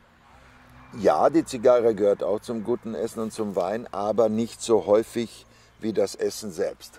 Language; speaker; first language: German; native; German